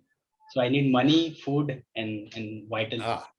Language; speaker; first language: English; non-native, local second language; Hindi